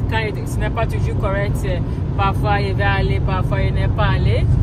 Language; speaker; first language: French; non-native, learner; English